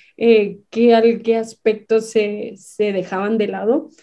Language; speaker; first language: Spanish; native; Spanish